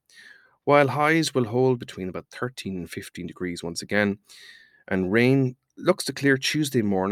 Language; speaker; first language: English; native; English